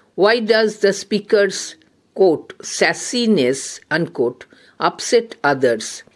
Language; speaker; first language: English; non-native, local second language; Bangla